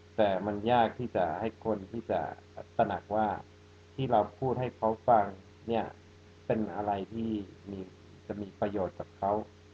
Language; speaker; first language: Thai; non-native, fluent; English